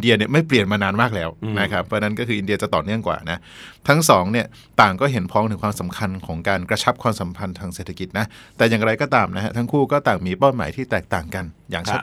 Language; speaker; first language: Thai; native; Thai